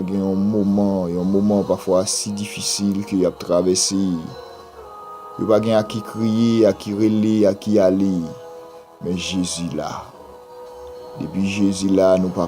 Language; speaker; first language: French; non-native, local second language; Haitian Creole